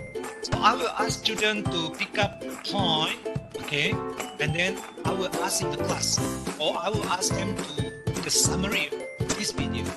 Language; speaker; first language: English; non-native, local second language; Malay